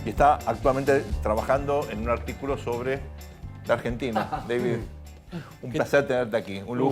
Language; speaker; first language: Spanish; native; Spanish